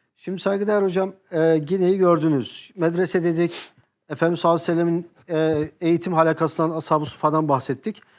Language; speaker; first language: Turkish; native; Turkish